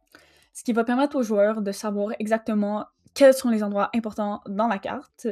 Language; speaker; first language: French; native; French